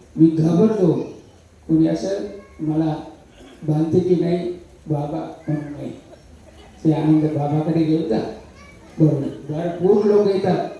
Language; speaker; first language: Marathi; non-native, fluent; Sinhala